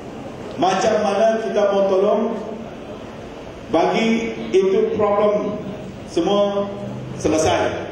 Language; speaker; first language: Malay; non-native, local second language; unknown